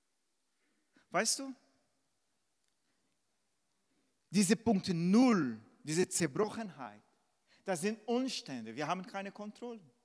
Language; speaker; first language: German; non-native, fluent; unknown